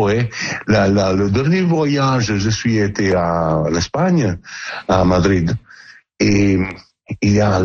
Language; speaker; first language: French; non-native, learner; Italian